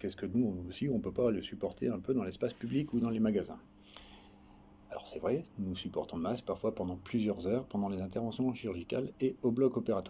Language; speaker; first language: French; native; French